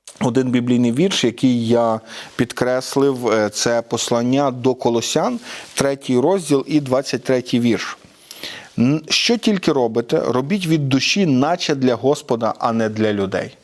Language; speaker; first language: Ukrainian; native; Ukrainian